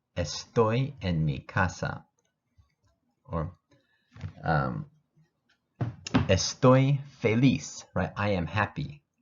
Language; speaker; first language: Spanish; non-native, fluent; English